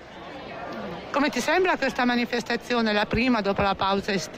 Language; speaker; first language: Italian; native; Italian